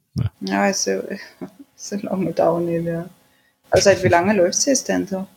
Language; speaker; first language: German; non-native, fluent; Swedish